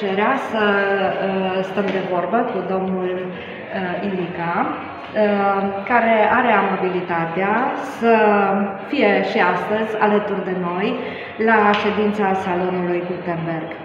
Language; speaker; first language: Romanian; native; Romanian